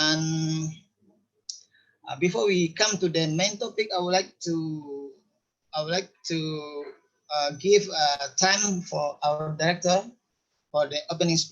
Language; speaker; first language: English; non-native, fluent; Indonesian